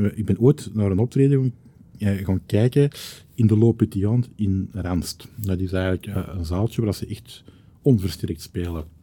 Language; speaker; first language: Dutch; native; Dutch